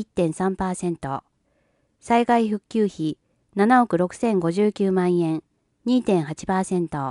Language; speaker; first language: Japanese; native; Japanese